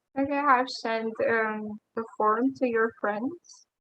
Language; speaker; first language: English; non-native, fluent; Indonesian